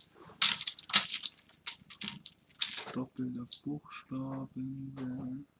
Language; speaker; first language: German; native; German